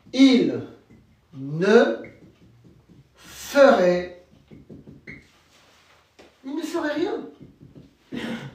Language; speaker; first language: French; native; French